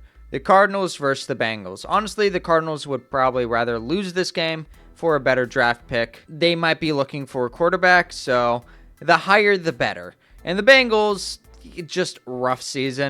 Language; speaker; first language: English; native; English